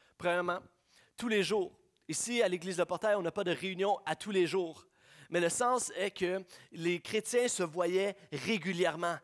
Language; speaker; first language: French; native; French